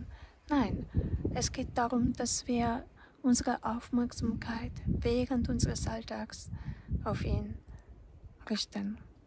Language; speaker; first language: German; non-native, fluent; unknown